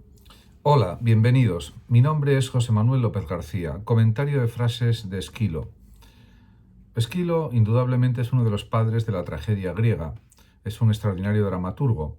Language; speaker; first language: Spanish; native; Spanish